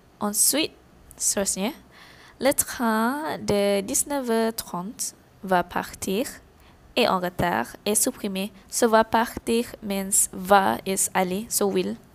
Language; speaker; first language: French; non-native, fluent; Malay